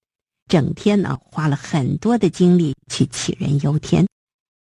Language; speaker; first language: Chinese; native; Chinese